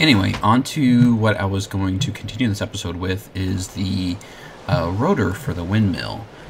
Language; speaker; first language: English; native; English